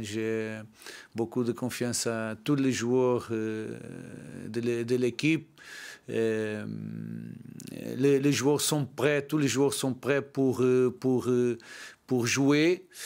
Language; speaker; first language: French; non-native, learner; Portuguese